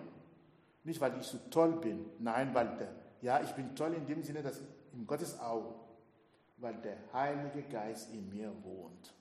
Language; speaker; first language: German; non-native, fluent; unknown